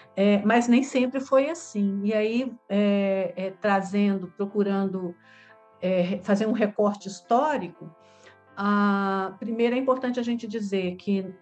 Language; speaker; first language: Portuguese; native; Portuguese